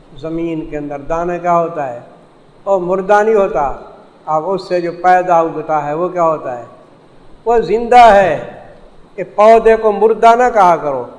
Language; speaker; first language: Urdu; native; Urdu